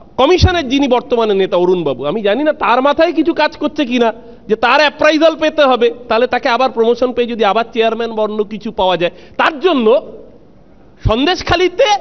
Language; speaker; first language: Bangla; native; Bangla